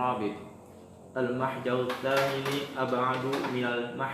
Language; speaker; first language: Arabic; non-native, learner; Indonesian